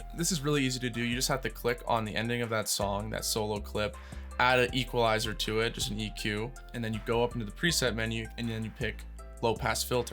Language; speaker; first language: English; native; English